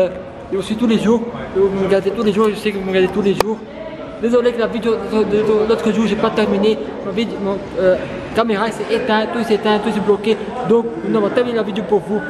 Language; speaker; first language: French; non-native, local second language; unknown